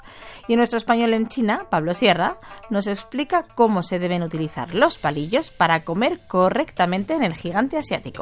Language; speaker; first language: Spanish; native; Spanish